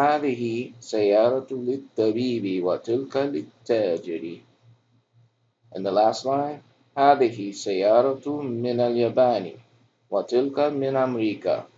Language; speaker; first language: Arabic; non-native, fluent; English